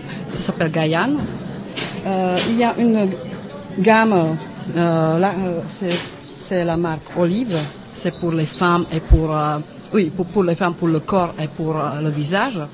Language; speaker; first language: French; non-native, learner; Czech